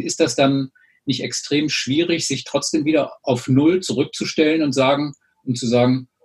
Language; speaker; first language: German; native; German